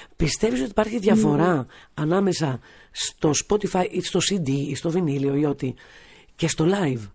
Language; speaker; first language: Greek; native; Greek